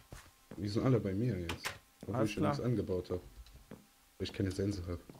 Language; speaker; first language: German; native; German